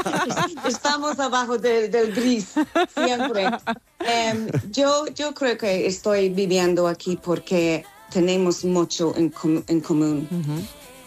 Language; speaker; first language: Spanish; non-native, fluent; English